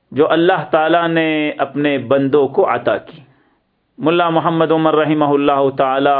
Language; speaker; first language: Urdu; native; Urdu